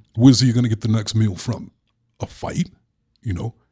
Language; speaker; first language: English; native; English